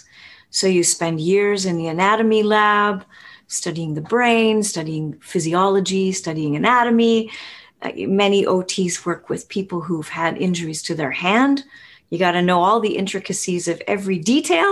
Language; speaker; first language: English; native; English